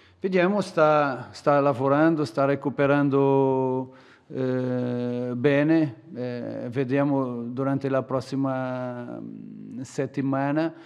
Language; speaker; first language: Italian; non-native, fluent; Portuguese